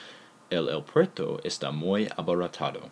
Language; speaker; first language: Spanish; non-native, learner; English